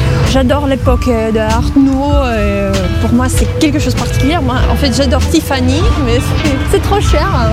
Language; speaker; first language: French; non-native, fluent; Russian